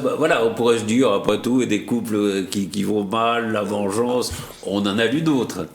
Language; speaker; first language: French; native; French